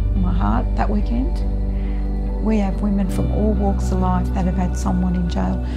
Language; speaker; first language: English; native; English